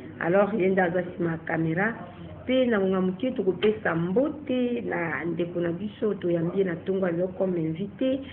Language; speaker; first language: Lingala; native; Lingala